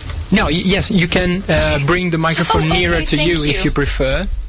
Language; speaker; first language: English; non-native, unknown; Italian